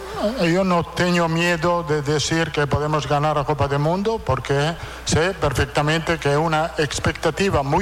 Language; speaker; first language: Portuguese; non-native, fluent; Italian